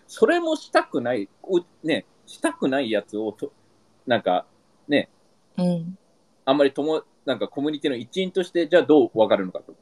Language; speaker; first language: Japanese; early bilingual, heritage; English